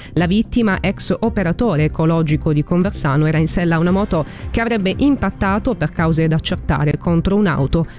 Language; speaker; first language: Italian; native; Italian